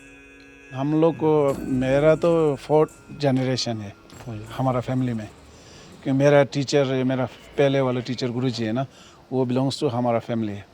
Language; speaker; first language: Hindi; non-native, local second language; Ladakhi